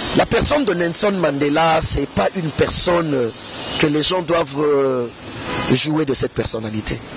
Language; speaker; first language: French; non-native, local second language; Lingala